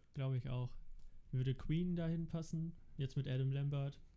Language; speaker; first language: German; early bilingual, other home language; Dutch